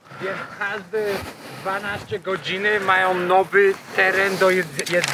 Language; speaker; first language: Polish; non-native, learner; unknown